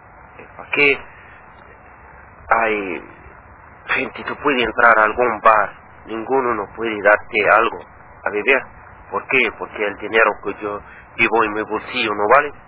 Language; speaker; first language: Spanish; non-native, learner; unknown